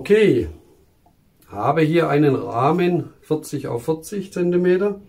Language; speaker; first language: German; native; German